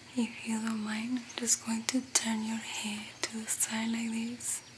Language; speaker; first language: English; non-native, fluent; Spanish